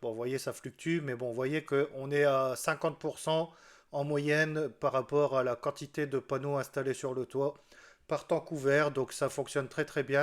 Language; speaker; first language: French; native; French